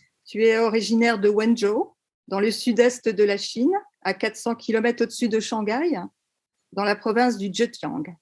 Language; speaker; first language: French; native; French